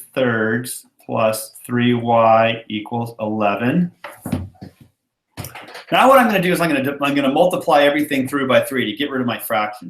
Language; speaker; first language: English; native; English